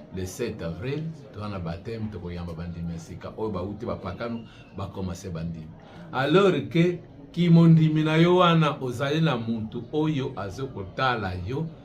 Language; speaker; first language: Lingala; non-native, local second language; Kongo